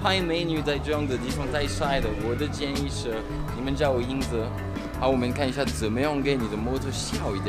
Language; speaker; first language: Chinese; non-native, fluent; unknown